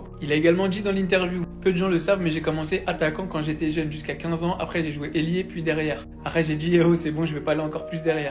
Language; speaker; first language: French; native; French